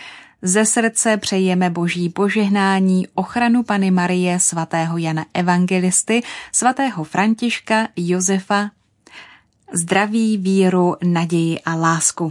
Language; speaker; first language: Czech; native; Czech